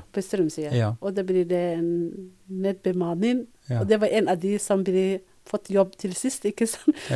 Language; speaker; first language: Norwegian; non-native, fluent; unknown